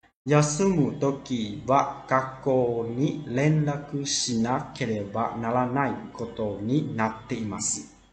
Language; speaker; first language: Japanese; non-native, fluent; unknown